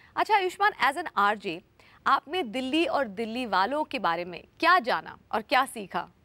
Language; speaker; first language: Hindi; native; Hindi